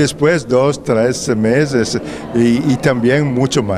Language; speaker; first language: Spanish; non-native, fluent; Italian